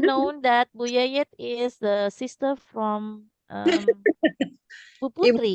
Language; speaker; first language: English; non-native, fluent; Indonesian